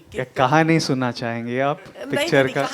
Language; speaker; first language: Hindi; non-native, local second language; Telugu